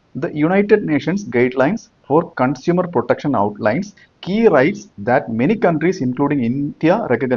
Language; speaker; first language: English; non-native, local second language; Malayalam